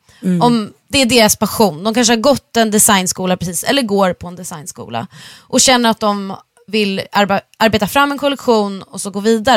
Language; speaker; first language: Swedish; native; Swedish